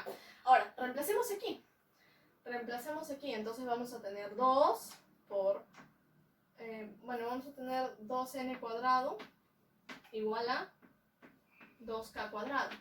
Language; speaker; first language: Spanish; native; Spanish